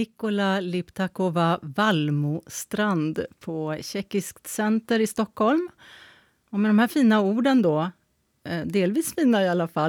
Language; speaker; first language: Swedish; native; Swedish